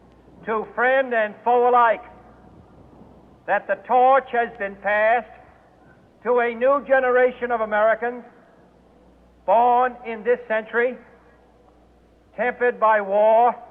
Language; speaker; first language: English; native; English